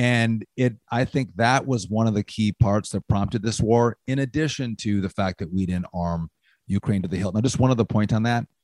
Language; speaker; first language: English; native; English